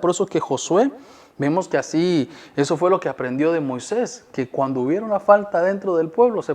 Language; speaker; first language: Spanish; native; Spanish